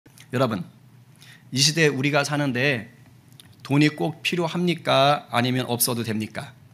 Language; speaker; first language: Korean; native; Korean